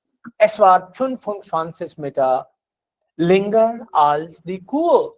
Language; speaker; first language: German; non-native, fluent; Hindi